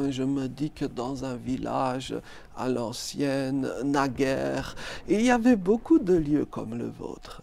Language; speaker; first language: French; native; French